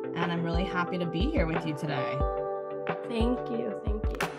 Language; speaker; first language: English; native; English